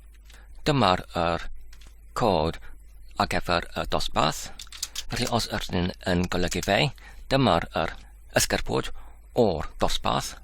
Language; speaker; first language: Welsh; non-native, learner; English